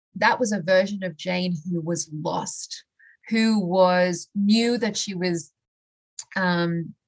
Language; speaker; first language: English; native; English